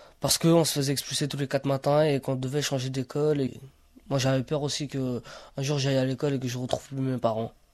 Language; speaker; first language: French; early bilingual, other home language; Romany